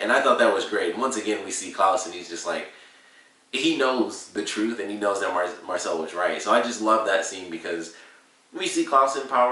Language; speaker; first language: English; native; English